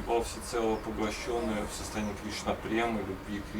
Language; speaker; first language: Russian; native; Russian